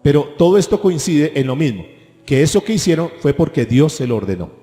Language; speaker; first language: Spanish; native; Spanish